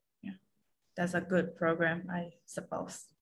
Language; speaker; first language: English; non-native, fluent; Khmer